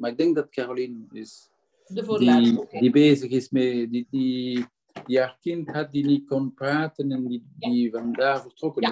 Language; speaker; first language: Dutch; non-native, local second language; French